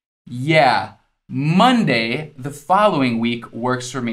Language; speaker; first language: English; native; English